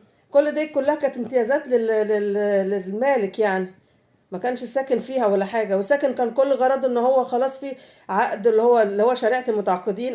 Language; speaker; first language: Arabic; native; Arabic